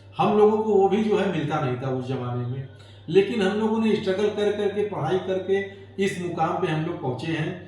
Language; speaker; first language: Hindi; native; Hindi